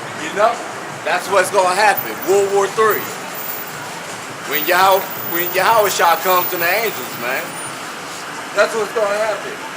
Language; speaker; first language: English; native; English